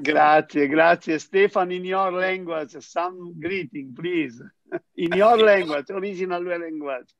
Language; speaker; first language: English; non-native, fluent; Italian